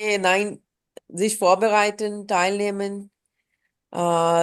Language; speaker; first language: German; non-native, fluent; Urdu